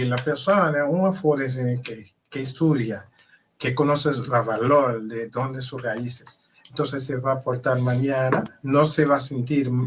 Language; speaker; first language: Spanish; non-native, learner; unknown